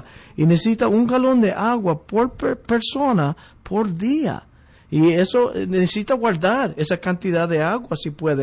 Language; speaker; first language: Spanish; early bilingual, heritage; Spanish